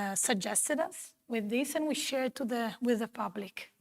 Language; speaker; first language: English; non-native, fluent; Italian